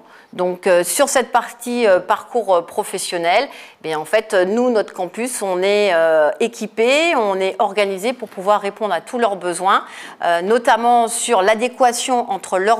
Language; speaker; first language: French; native; French